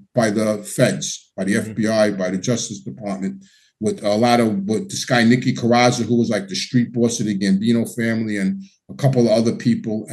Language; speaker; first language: English; native; English